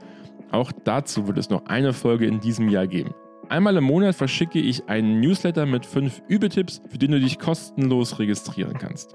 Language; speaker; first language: German; native; German